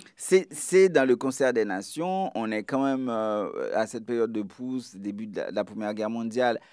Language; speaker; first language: French; non-native, local second language; Haitian Creole